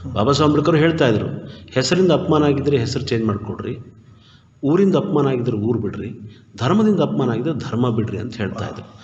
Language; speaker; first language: Kannada; native; Kannada